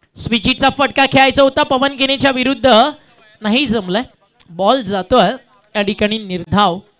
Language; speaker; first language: Marathi; native; Marathi